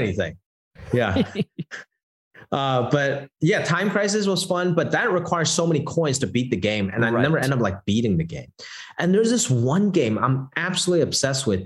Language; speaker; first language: English; non-native, local second language; Cantonese